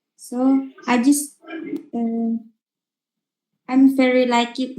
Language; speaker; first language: English; non-native, learner; Indonesian